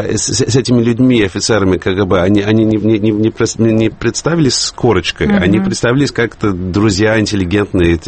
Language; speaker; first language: Russian; early bilingual, heritage; Russian